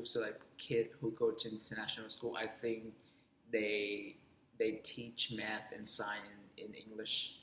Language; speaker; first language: English; non-native, fluent; Vietnamese